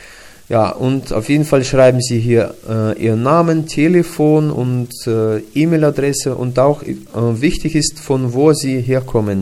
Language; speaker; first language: German; non-native, fluent; Russian